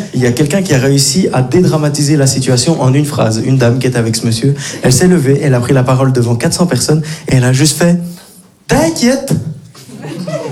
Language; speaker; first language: French; native; French